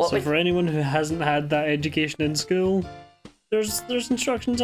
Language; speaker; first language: English; native; English